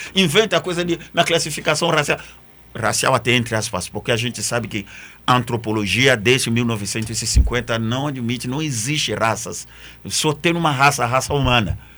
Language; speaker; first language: Portuguese; non-native, fluent; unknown